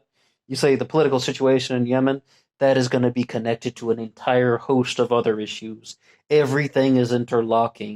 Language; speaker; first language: English; native; English